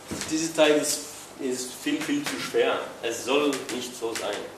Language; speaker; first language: German; non-native, learner; French